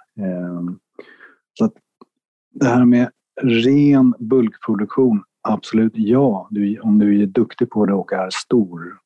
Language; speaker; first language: Swedish; native; Swedish